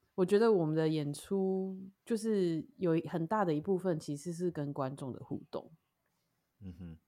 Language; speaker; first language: Chinese; native; Chinese